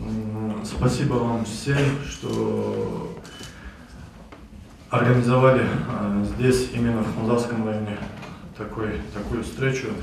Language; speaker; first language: Russian; non-native, local second language; Avaric